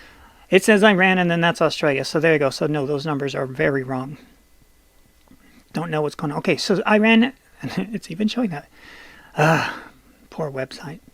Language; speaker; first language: English; native; English